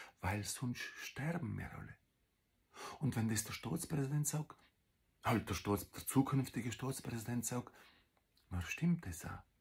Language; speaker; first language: German; native; German